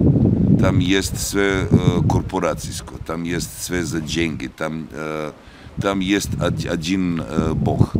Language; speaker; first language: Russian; non-native, learner; Serbian